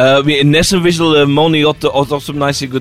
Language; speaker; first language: Bulgarian; non-native, learner; English